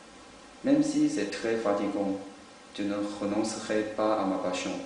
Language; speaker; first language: French; non-native, learner; Chinese